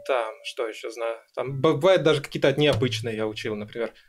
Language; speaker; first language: Russian; native; Russian